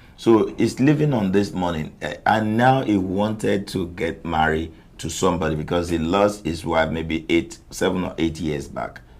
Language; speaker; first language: English; non-native, local second language; Yoruba